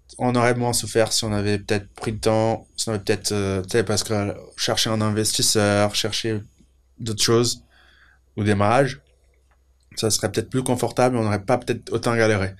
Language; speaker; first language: French; non-native, fluent; Portuguese